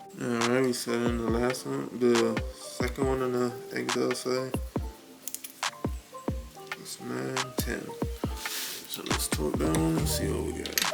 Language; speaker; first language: English; native; English